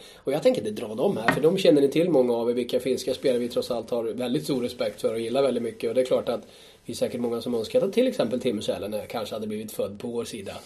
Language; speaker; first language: Swedish; native; Swedish